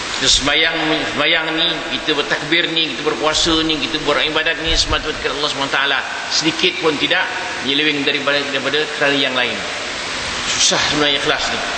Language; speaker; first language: Malay; native; Malay